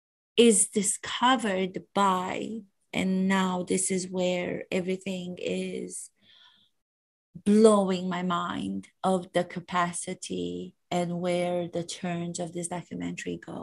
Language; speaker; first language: English; non-native, fluent; Romanian